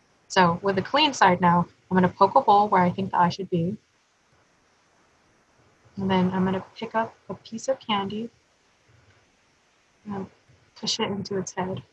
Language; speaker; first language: English; native; English